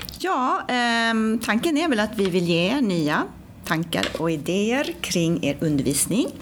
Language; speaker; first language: Swedish; native; Swedish